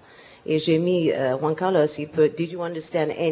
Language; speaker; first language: French; non-native, learner; English